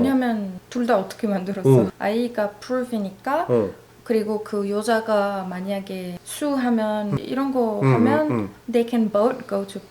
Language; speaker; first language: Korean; non-native, learner; Arabic